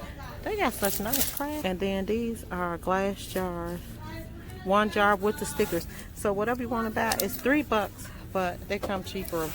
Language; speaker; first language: English; native; English